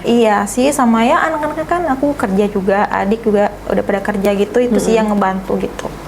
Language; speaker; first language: Indonesian; native; Indonesian